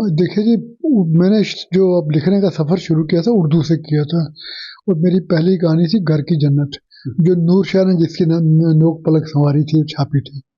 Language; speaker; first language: Urdu; non-native, local second language; Punjabi